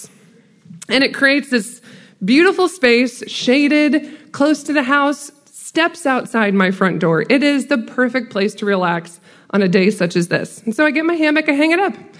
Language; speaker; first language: English; native; English